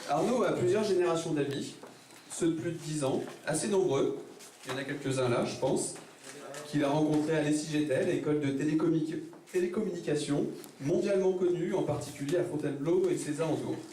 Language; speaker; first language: French; native; French